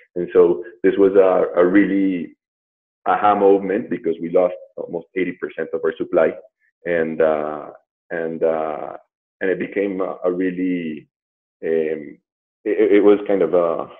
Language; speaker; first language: English; non-native, fluent; Spanish